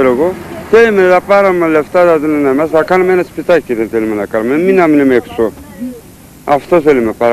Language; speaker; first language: Greek; non-native, local second language; Turkish